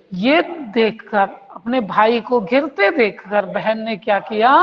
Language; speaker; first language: Hindi; non-native, local second language; Kannada